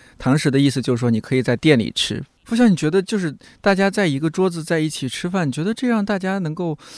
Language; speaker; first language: Chinese; native; Chinese